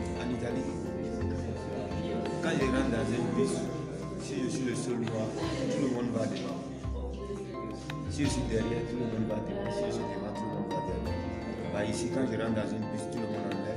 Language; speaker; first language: French; non-native, learner; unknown